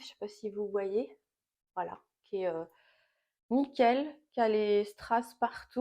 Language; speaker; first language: French; native; French